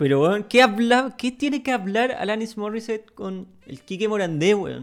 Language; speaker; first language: Spanish; native; Spanish